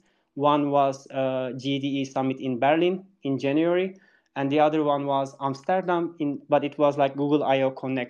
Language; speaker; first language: English; non-native, fluent; Turkish